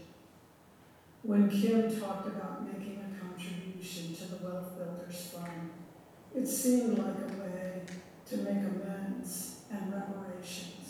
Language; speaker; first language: English; native; English